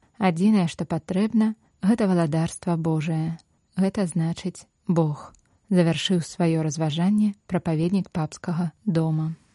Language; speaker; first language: Belarusian; native; Belarusian